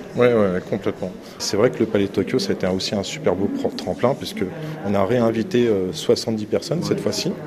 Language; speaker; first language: French; native; French